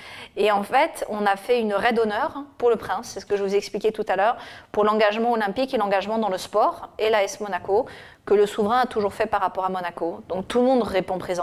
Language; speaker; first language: French; native; French